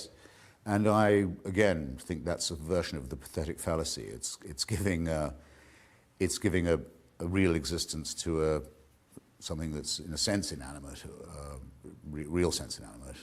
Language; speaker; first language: English; native; English